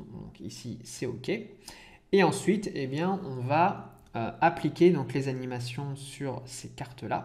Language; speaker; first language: French; native; French